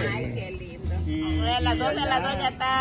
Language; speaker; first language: Spanish; native; Spanish